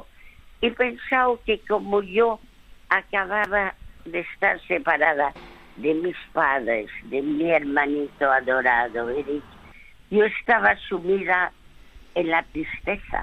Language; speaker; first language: Spanish; early bilingual, other home language; French